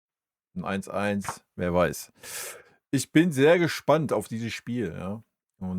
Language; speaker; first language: German; native; German